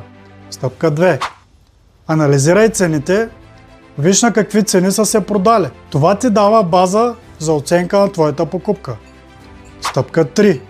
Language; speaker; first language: Bulgarian; native; Bulgarian